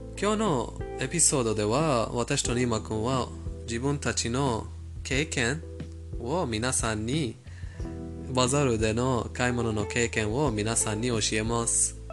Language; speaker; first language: Japanese; non-native, fluent; Persian